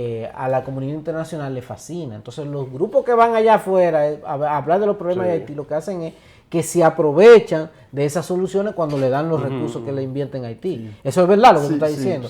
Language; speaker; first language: Spanish; native; Spanish